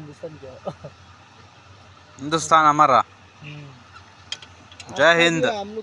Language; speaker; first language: Hindi; non-native, learner; Kannada